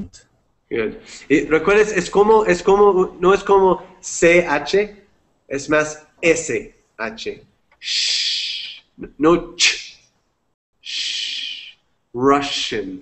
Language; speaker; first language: Spanish; non-native, fluent; English